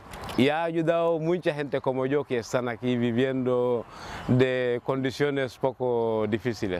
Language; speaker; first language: Spanish; non-native, learner; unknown